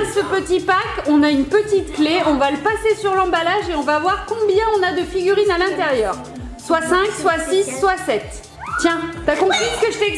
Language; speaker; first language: French; native; French